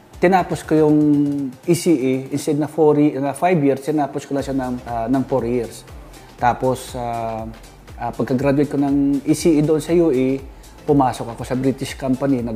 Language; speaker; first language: Filipino; non-native, local second language; Hiligaynon